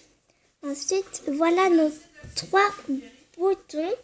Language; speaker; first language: French; native; French